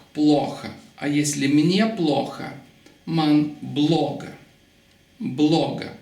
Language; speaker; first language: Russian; non-native, local second language; Lithuanian